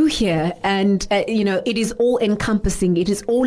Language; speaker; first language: English; non-native, local second language; Xhosa